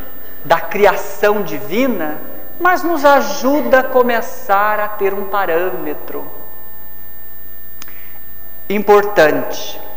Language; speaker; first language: Portuguese; native; Portuguese